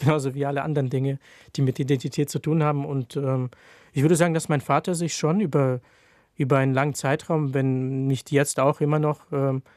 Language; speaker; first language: German; non-native, fluent; Ukrainian